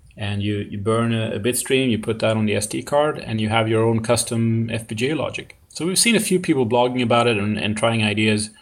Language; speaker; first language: English; non-native, fluent; Swedish